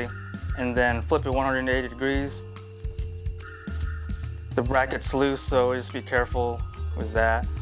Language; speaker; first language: English; native; English